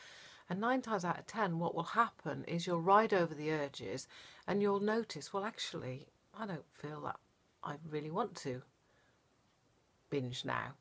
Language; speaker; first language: English; native; English